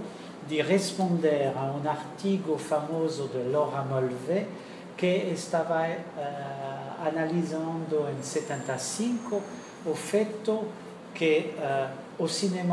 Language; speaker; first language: Portuguese; non-native, fluent; French